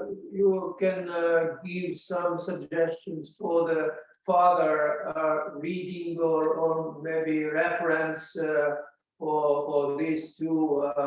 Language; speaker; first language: English; non-native, learner; Latvian